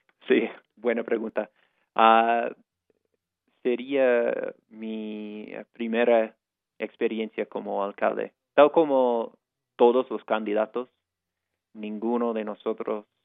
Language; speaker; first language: Spanish; non-native, fluent; English